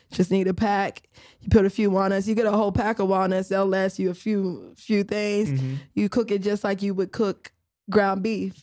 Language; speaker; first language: English; native; English